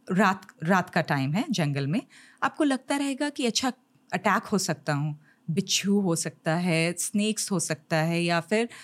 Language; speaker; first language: Hindi; native; Hindi